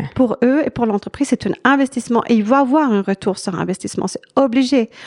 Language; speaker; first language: French; non-native, fluent; Swedish